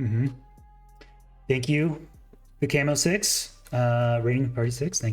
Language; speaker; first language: English; native; English